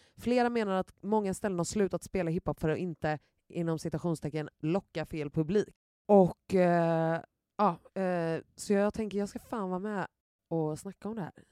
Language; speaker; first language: Swedish; native; Swedish